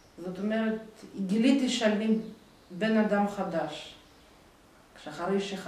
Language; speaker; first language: Hebrew; non-native, fluent; Russian